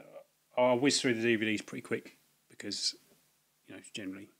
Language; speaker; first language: English; native; English